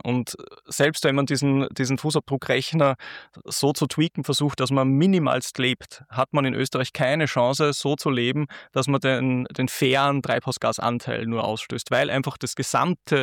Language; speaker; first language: German; native; German